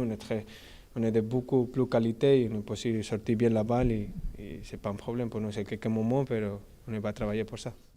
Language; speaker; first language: French; non-native, learner; Spanish